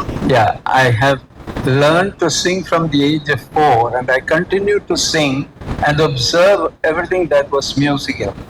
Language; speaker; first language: English; non-native, local second language; Malayalam